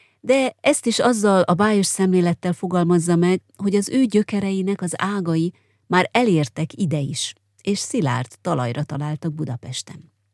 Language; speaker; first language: Hungarian; native; Hungarian